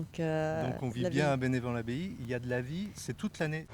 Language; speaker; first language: French; native; French